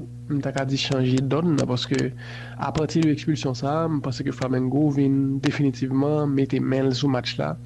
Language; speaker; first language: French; non-native, local second language; Haitian Creole